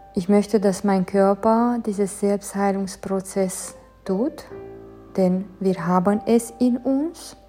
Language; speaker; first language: German; non-native, fluent; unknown